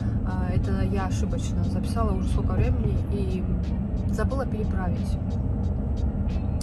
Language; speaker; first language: Russian; native; Russian